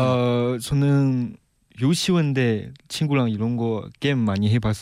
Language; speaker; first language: Korean; non-native, learner; Chinese